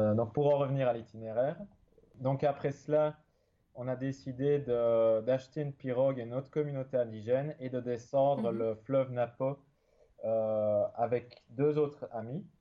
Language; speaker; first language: French; native; French